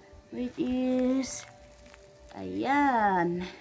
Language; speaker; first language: English; non-native, local second language; Chavacano